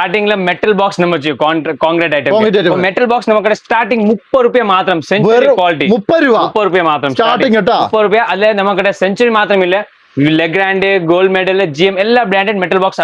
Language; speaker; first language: Malayalam; non-native, learner; Tamil